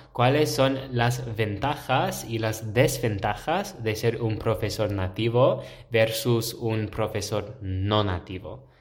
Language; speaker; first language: Spanish; non-native, fluent; English